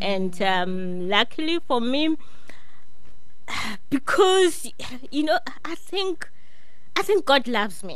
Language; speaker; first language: English; non-native, fluent; Xhosa